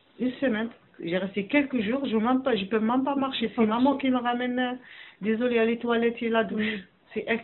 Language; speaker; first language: French; non-native, learner; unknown